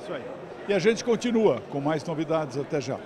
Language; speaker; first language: Portuguese; native; Portuguese